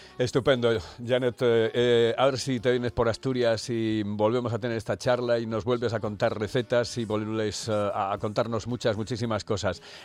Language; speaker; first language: Spanish; native; Spanish